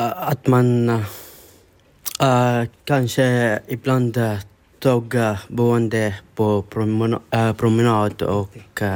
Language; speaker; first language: Swedish; non-native, learner; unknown